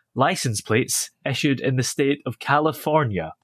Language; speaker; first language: English; native; English